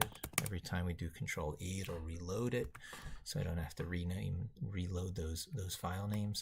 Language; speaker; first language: English; native; English